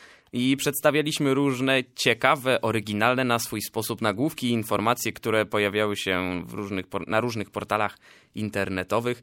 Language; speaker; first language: Polish; native; Polish